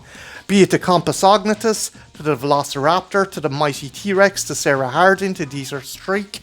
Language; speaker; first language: English; native; English